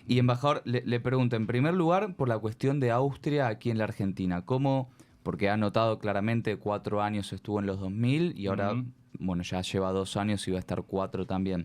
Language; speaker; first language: Spanish; native; Spanish